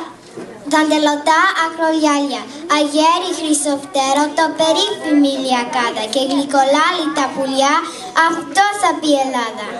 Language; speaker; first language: Greek; early bilingual, heritage; Greek